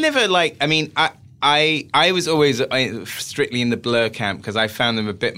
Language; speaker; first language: English; native; English